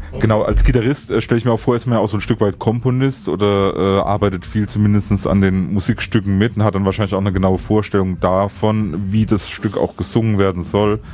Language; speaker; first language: German; native; German